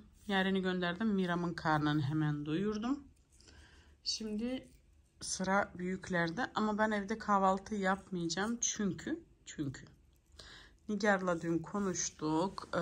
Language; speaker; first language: Turkish; early bilingual, heritage; Turkish